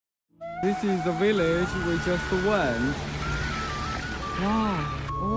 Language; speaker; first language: English; non-native, learner; Chinese